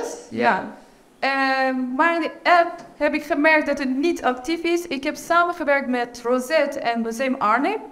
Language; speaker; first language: Dutch; non-native, learner; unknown